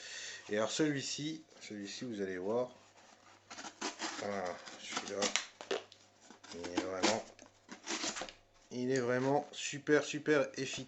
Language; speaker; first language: French; native; French